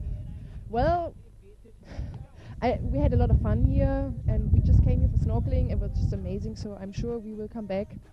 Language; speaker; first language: English; non-native, fluent; German